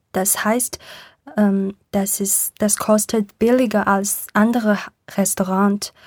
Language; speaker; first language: German; non-native, learner; Chinese